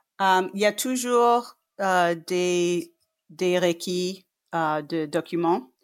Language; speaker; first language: French; non-native, fluent; English